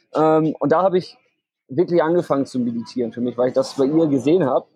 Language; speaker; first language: German; native; German